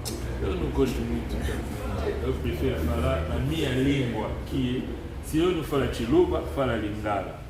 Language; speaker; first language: Portuguese; non-native, learner; Luba-Lulua